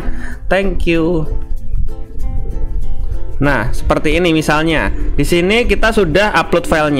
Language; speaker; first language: Indonesian; native; Indonesian